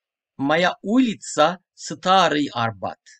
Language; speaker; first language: Russian; non-native, fluent; Turkish